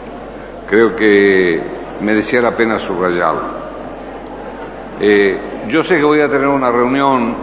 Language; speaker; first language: Spanish; native; Spanish